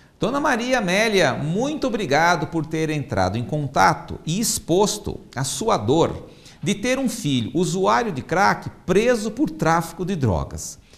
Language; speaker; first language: Portuguese; native; Portuguese